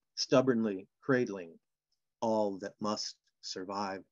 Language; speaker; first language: English; native; English